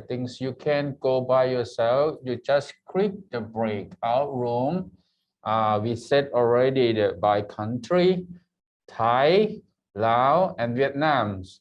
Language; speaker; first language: English; non-native, learner; Thai